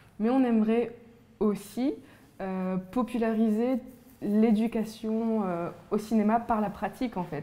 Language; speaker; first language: French; native; French